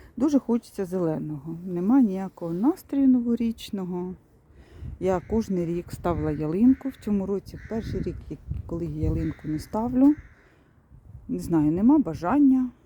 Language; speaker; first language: Ukrainian; native; Ukrainian